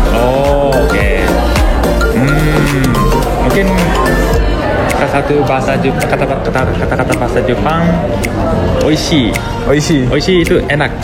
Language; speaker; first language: Indonesian; non-native, fluent; Japanese